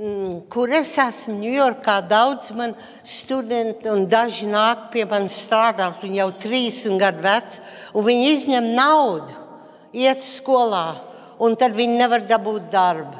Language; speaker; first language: Latvian; early bilingual, heritage; Latvian